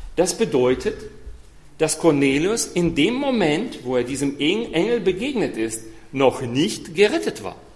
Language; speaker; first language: German; non-native, fluent; Russian